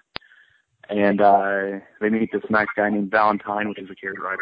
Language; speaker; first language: English; native; English